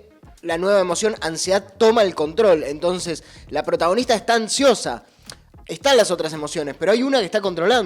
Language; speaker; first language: Spanish; native; Spanish